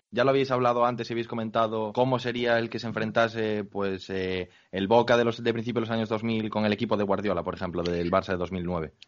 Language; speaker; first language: Spanish; native; Spanish